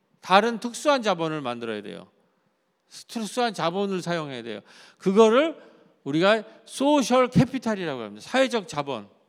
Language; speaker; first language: Korean; native; Korean